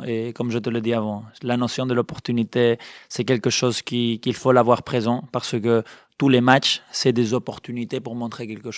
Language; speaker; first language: French; non-native, fluent; Spanish